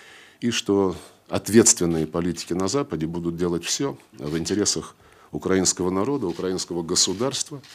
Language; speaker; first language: Russian; native; Russian